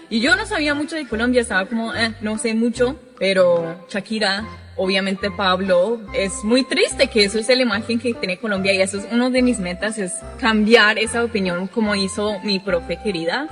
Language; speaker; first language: Spanish; non-native, fluent; English